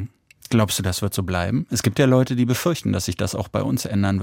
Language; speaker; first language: German; native; German